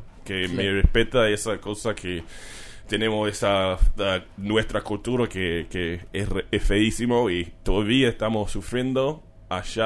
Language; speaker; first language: Spanish; non-native, learner; English